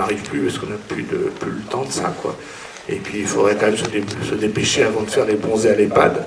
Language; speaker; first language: French; native; French